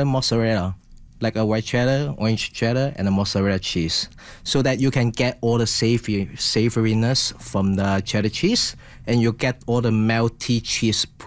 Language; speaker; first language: English; non-native, local second language; Cantonese